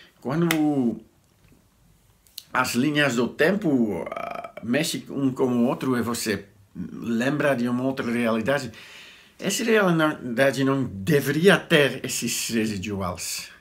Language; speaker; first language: Portuguese; non-native, learner; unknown